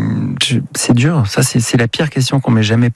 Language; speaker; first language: French; native; French